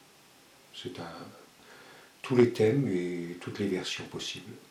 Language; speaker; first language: French; early bilingual, other home language; Spanish